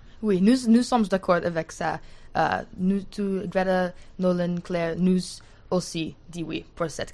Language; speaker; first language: French; non-native, learner; English